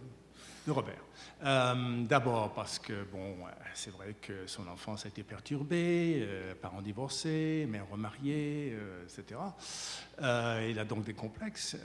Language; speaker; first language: French; native; French